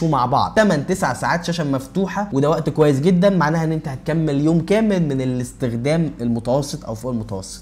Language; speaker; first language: Arabic; native; Arabic